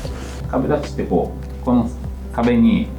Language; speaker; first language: Japanese; native; Japanese